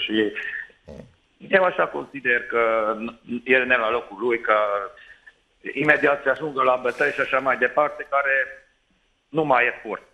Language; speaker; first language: Romanian; non-native, local second language; Hungarian